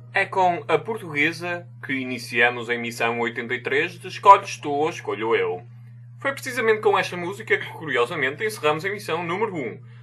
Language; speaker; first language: Portuguese; native; Portuguese